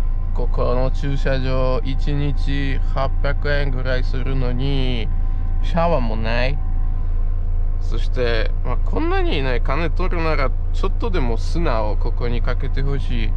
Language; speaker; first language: Japanese; non-native, fluent; Polish